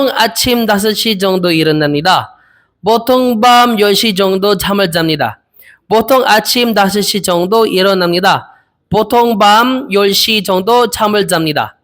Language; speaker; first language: Korean; non-native, learner; Filipino